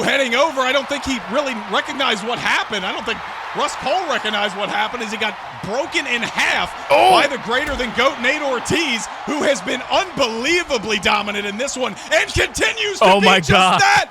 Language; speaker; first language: English; native; English